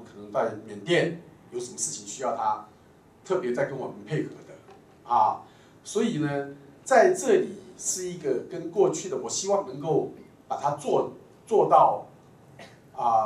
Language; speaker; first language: Chinese; native; Chinese